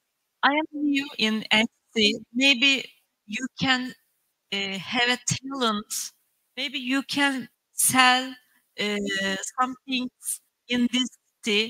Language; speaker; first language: English; non-native, learner; Turkish